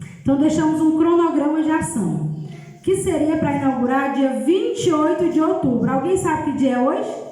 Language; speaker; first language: Portuguese; native; Portuguese